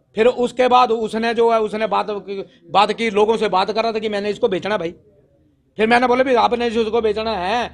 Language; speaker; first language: Hindi; native; Hindi